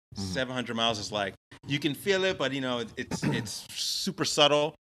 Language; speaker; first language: English; native; English